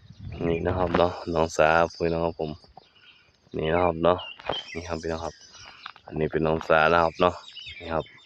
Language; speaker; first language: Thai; non-native, local second language; Northeastern Thai